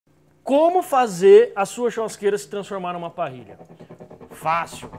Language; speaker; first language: Portuguese; native; Portuguese